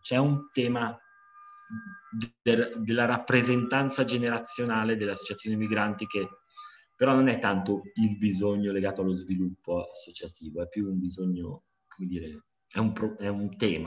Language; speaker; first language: Italian; native; Italian